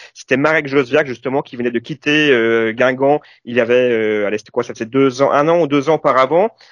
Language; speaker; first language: French; native; French